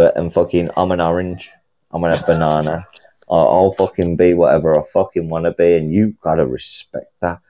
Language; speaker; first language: English; native; English